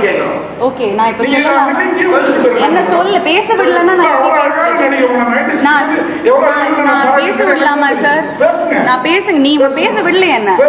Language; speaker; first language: Tamil; non-native, fluent; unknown